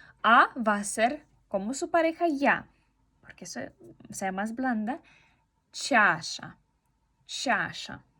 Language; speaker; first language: Spanish; non-native, fluent; Russian